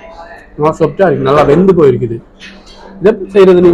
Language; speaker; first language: Tamil; native; Tamil